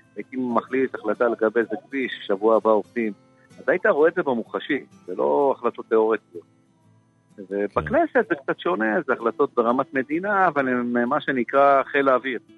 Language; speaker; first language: Hebrew; native; Hebrew